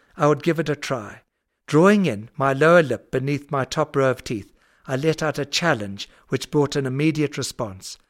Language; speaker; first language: English; native; English